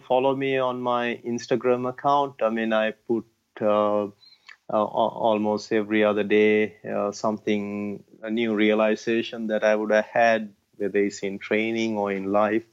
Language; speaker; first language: English; non-native, local second language; Tamil